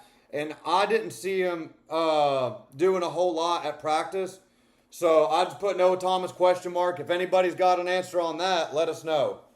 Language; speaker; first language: English; native; English